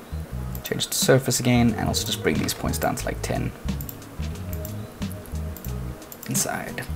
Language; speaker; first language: English; native; English